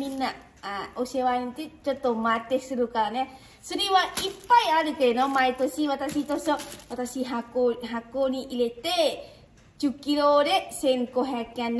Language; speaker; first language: Japanese; non-native, learner; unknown